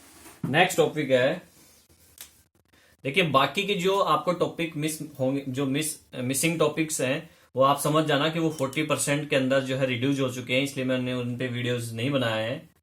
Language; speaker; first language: Hindi; native; Hindi